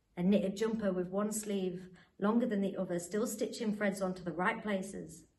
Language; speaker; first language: English; native; English